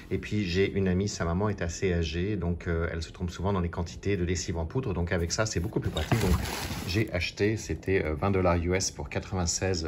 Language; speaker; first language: French; native; French